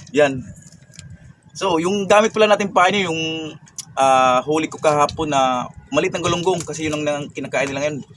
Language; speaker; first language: Filipino; non-native, local second language; Cebuano